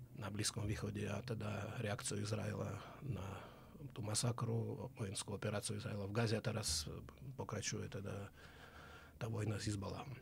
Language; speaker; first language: Slovak; non-native, fluent; Russian